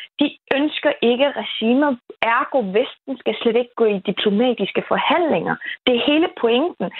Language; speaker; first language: Danish; early bilingual, other home language; Kurdish